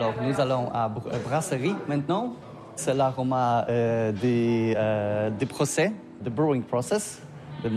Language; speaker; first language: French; non-native, learner; Polish